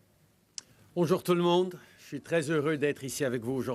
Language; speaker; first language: French; native; French